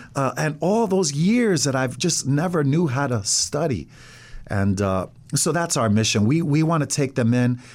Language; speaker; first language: English; native; English